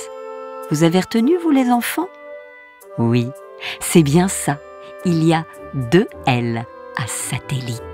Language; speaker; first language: French; native; French